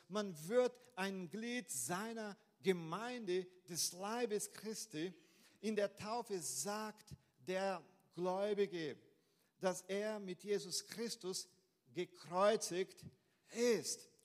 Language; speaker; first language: German; non-native, fluent; Portuguese